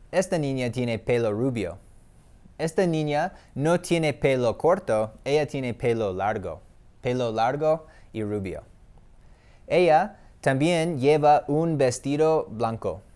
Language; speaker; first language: Spanish; non-native, fluent; English